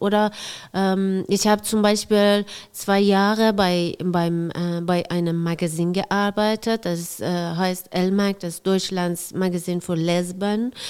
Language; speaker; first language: German; non-native, fluent; Persian